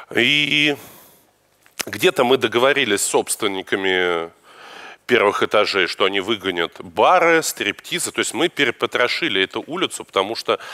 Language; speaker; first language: Russian; native; Russian